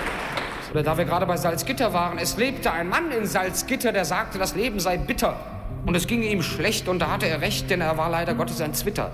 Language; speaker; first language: German; native; German